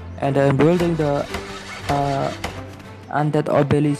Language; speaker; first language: English; non-native, learner; Indonesian